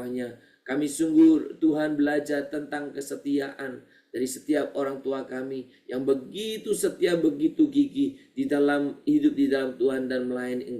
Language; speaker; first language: Indonesian; native; Indonesian